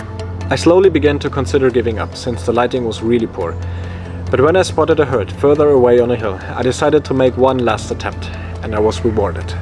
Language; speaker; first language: English; non-native, fluent; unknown